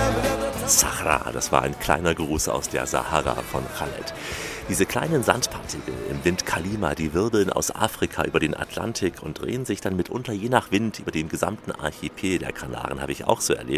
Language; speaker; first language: German; native; German